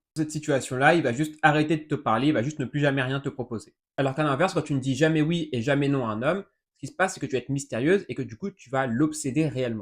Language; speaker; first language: French; native; French